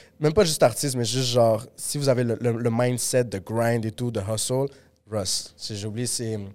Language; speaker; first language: French; early bilingual, other home language; Spanish